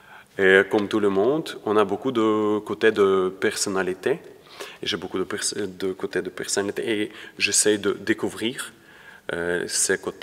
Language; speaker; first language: French; non-native, learner; Ukrainian